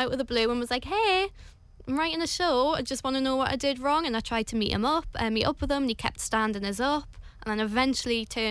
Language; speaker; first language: English; native; English